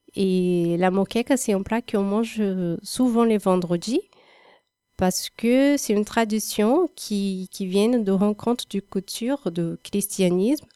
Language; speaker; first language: French; non-native, fluent; Portuguese